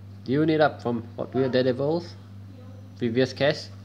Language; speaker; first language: English; non-native, local second language; Malay